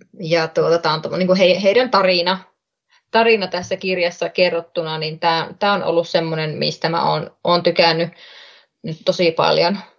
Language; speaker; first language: Finnish; native; Finnish